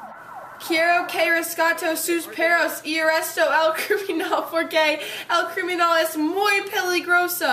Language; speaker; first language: Spanish; non-native, learner; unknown